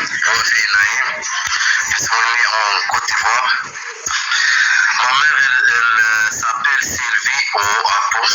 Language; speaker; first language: French; non-native, learner; Arabic